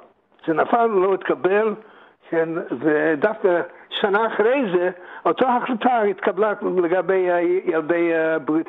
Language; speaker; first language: Hebrew; non-native, fluent; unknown